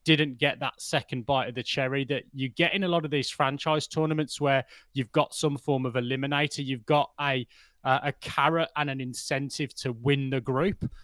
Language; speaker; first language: English; native; English